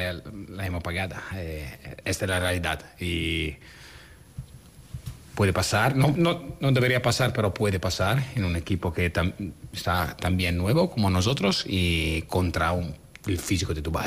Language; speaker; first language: Spanish; non-native, fluent; Italian